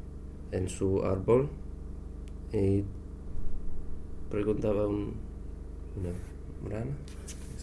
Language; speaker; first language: Spanish; non-native, learner; English